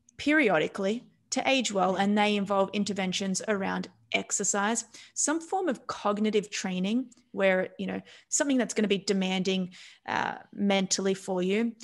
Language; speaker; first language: English; native; English